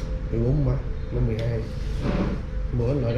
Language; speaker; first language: Vietnamese; native; Vietnamese